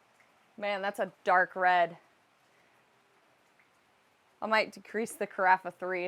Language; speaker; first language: English; native; English